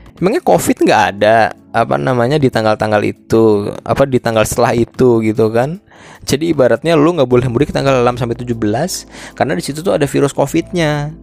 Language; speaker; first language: Indonesian; native; Indonesian